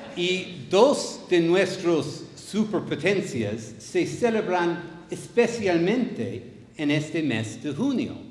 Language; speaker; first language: Spanish; non-native, fluent; English